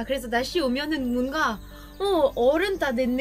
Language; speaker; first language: Korean; non-native, fluent; French